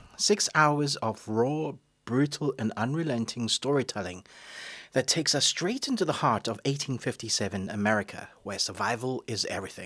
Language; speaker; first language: English; native; English